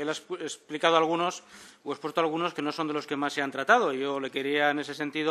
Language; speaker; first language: Spanish; native; Spanish